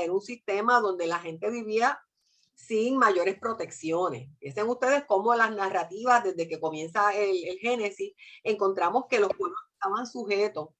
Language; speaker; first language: Spanish; native; Spanish